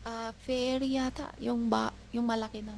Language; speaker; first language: Filipino; non-native, learner; Chinese